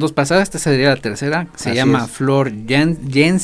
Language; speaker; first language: Spanish; native; Spanish